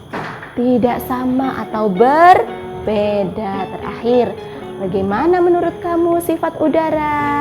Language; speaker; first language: Indonesian; native; Indonesian